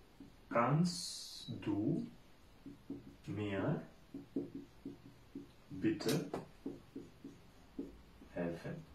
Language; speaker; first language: German; non-native, fluent; Bangla